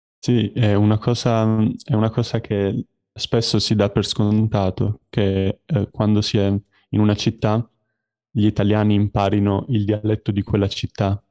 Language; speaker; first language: Italian; native; Italian